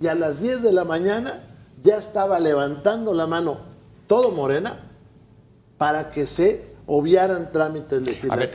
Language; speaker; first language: Spanish; native; Spanish